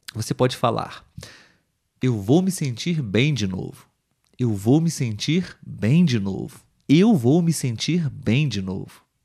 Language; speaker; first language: Portuguese; native; Portuguese